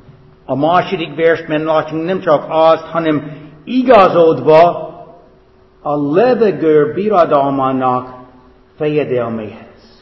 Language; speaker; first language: Hungarian; non-native, fluent; English